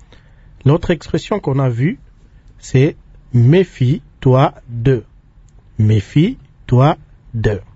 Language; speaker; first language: French; non-native, local second language; Lingala